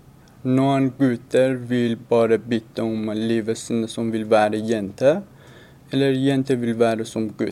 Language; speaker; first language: Norwegian; non-native, learner; Persian